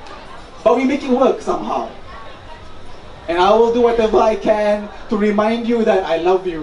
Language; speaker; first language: English; non-native, local second language; Malay